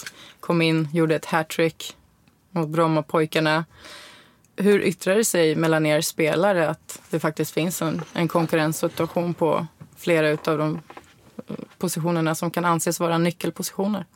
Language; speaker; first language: Swedish; native; Swedish